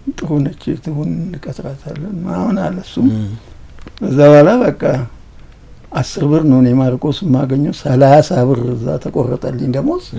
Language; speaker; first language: Amharic; non-native, local second language; Oromo